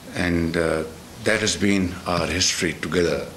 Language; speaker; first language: English; non-native, local second language; Punjabi